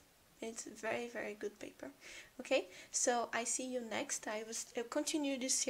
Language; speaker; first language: English; non-native, fluent; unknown